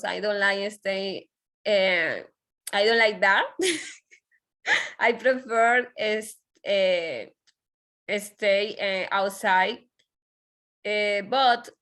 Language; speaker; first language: English; non-native, learner; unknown